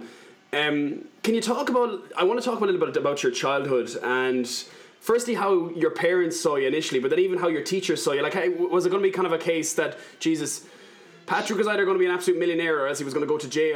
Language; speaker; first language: English; native; English